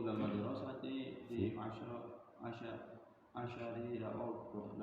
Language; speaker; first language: Arabic; non-native, learner; Indonesian